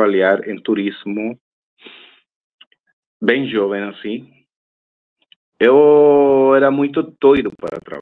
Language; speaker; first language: Portuguese; non-native, fluent; Spanish